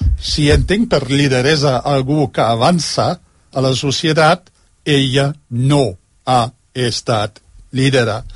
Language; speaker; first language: Catalan; non-native, fluent; German